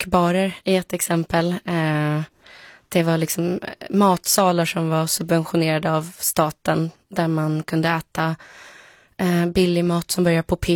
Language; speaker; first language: Swedish; early bilingual, other home language; Polish